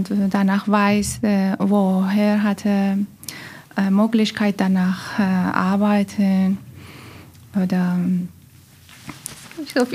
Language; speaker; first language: German; non-native, learner; Persian